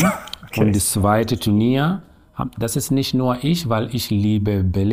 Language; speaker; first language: German; non-native, learner; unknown